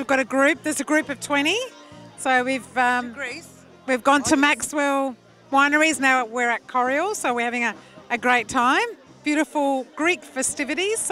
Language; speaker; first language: English; early bilingual, other home language; Greek